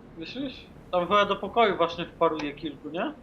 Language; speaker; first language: Polish; native; Polish